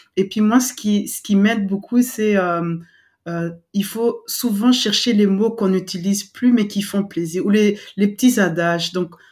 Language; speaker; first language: French; non-native, local second language; Lingala